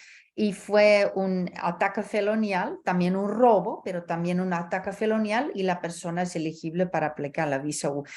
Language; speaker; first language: Spanish; early bilingual, heritage; Spanish